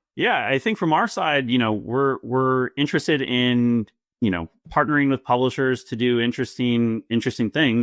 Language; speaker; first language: English; native; English